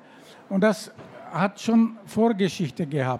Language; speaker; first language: German; non-native, fluent; Slovak